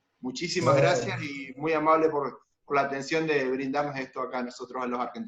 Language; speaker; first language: Spanish; native; Spanish